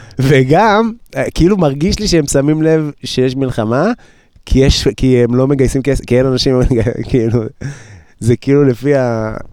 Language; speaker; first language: Hebrew; native; Hebrew